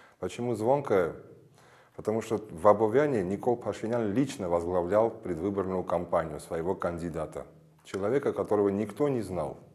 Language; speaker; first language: Russian; non-native, local second language; Armenian